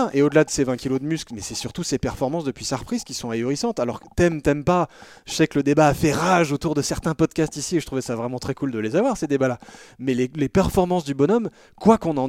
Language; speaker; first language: French; native; French